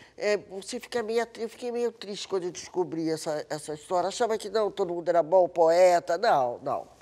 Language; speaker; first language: Portuguese; native; Portuguese